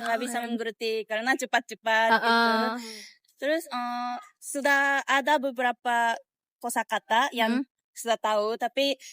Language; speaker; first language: Indonesian; non-native, learner; Japanese